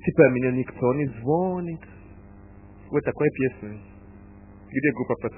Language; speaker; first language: Russian; non-native, fluent; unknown